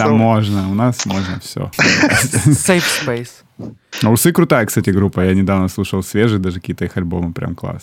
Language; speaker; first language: Russian; native; Russian